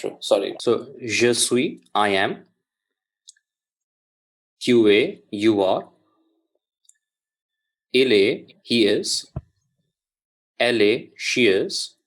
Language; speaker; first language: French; non-native, learner; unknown